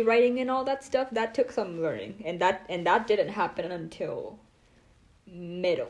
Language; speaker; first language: English; non-native, fluent; Vietnamese